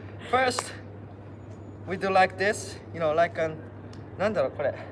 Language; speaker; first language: English; non-native, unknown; Japanese